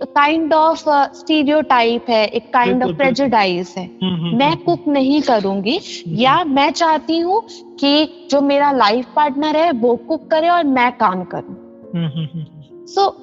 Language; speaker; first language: Hindi; non-native, local second language; Assamese